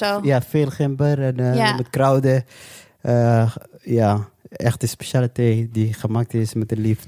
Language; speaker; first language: Dutch; non-native, local second language; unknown